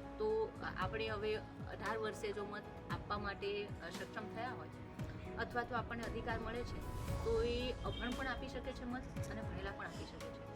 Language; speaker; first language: Gujarati; non-native, local second language; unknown